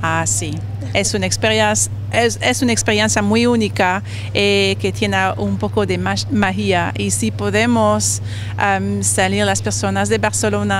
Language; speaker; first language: Spanish; non-native, learner; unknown